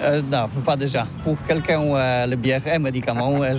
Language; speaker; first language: French; non-native, learner; Polish